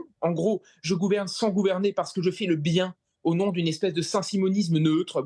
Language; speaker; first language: French; native; French